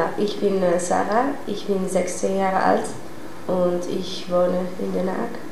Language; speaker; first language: German; non-native, learner; Dutch